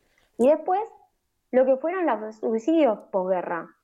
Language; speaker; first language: Spanish; native; Spanish